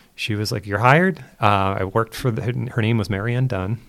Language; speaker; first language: English; native; English